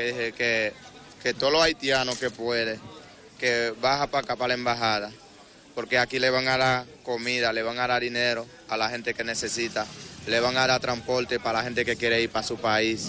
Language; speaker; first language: Spanish; non-native, learner; Haitian Creole